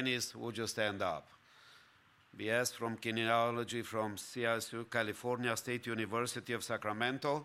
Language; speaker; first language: English; non-native, fluent; Romanian